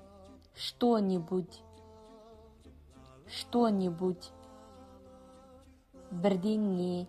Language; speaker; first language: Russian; non-native, fluent; Kazakh